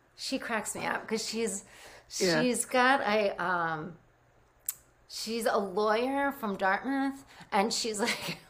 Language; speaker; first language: English; native; English